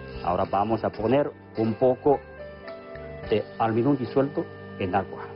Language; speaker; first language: Spanish; non-native, fluent; Chinese